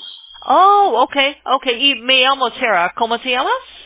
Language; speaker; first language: Spanish; non-native, learner; English